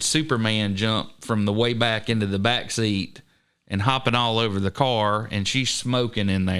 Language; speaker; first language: English; native; English